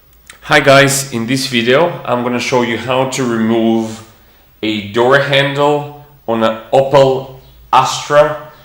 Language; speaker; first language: English; non-native, fluent; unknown